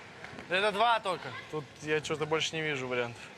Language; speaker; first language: Russian; native; Russian